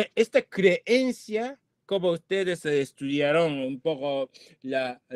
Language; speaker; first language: Spanish; non-native, fluent; Japanese